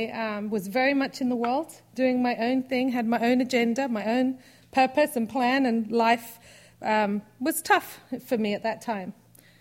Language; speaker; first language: English; native; English